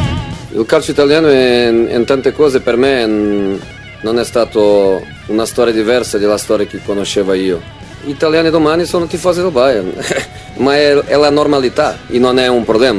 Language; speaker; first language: Italian; non-native, fluent; Portuguese